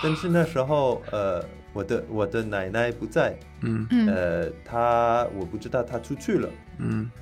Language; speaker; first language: Chinese; non-native, learner; French